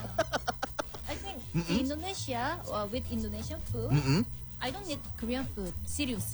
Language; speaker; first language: English; non-native, learner; Korean